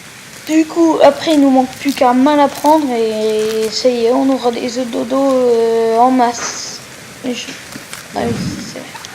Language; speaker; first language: French; native; French